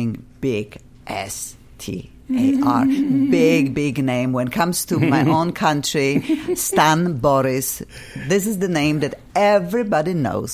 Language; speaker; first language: English; non-native, fluent; Polish